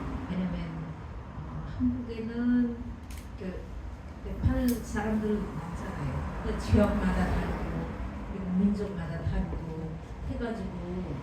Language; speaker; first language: Korean; non-native, fluent; Nepali